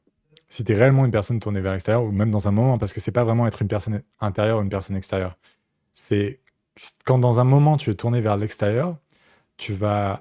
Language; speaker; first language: French; native; French